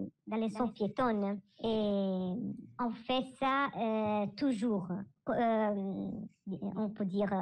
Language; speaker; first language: French; non-native, learner; Italian